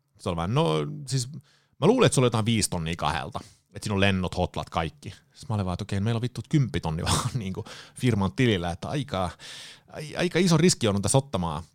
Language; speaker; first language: Finnish; early bilingual, heritage; Finnish